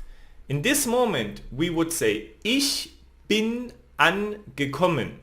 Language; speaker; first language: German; non-native, fluent; Spanish